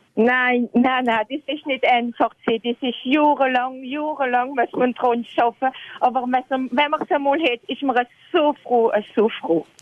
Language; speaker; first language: German; non-native, local second language; French